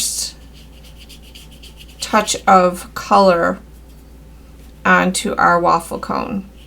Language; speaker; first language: English; native; English